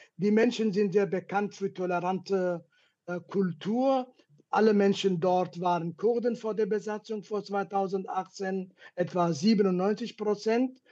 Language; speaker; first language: German; non-native, fluent; Kurdish